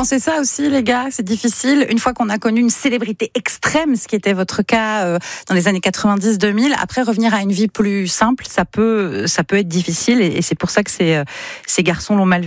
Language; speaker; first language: French; native; French